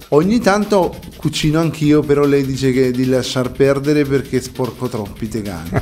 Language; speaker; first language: Italian; non-native, fluent; Spanish